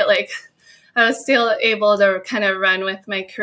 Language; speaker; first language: English; native; English